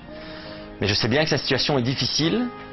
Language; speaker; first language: French; native; French